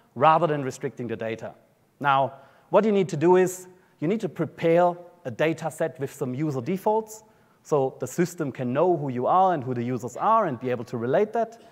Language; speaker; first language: English; non-native, fluent; German